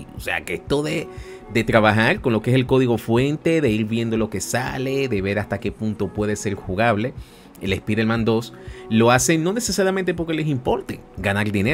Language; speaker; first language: Spanish; native; Spanish